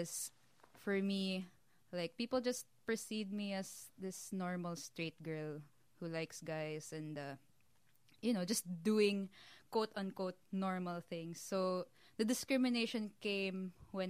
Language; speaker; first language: English; non-native, local second language; Filipino